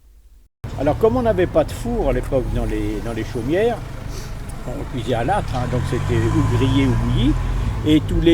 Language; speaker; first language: French; native; French